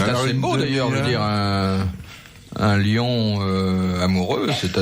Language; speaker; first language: French; native; French